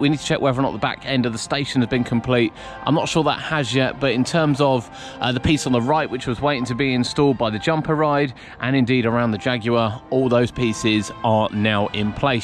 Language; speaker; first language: English; native; English